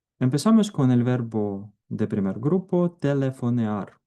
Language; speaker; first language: Spanish; non-native, fluent; Ukrainian